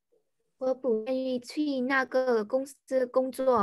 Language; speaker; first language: Chinese; non-native, learner; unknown